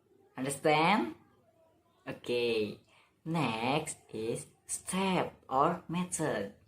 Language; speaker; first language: English; non-native, learner; Indonesian